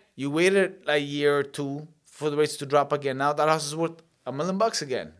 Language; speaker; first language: English; early bilingual, other home language; Italian